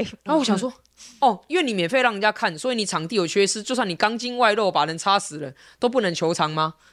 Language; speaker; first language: Chinese; native; Chinese